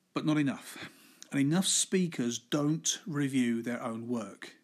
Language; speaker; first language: English; native; English